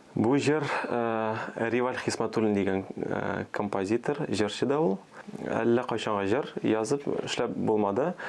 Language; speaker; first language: Tatar; early bilingual, other home language; Armenian